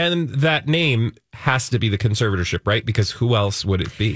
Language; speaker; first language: English; native; English